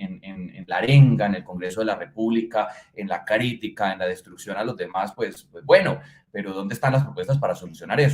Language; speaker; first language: Spanish; native; Spanish